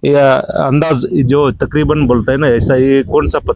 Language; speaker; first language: Hindi; non-native, local second language; Kannada